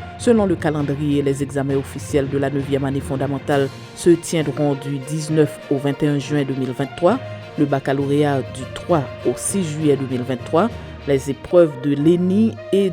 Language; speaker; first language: French; non-native, local second language; Haitian Creole